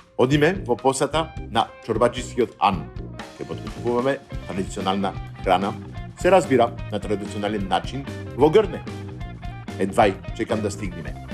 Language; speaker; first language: Macedonian; non-native, fluent; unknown